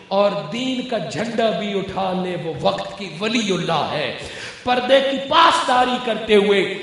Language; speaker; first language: Urdu; non-native, local second language; Punjabi